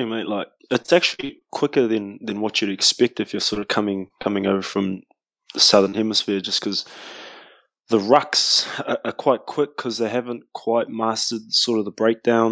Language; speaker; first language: English; native; English